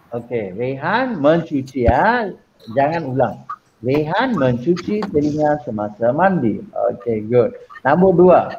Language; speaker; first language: Malay; non-native, local second language; Tamil